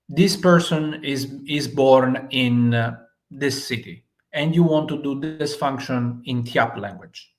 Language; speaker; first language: English; non-native, fluent; Italian